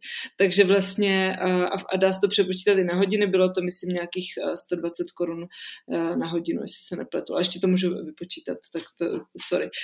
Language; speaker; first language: Czech; native; Czech